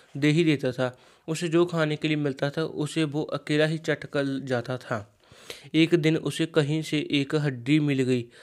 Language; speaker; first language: Hindi; non-native, local second language; Punjabi